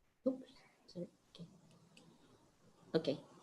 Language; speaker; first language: English; non-native, local second language; Malay